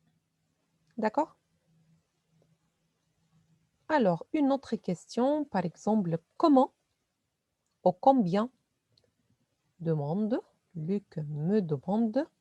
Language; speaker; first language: French; non-native, fluent; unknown